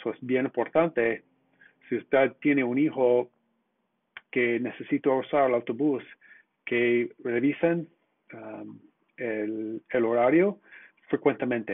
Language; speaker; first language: Spanish; non-native, fluent; English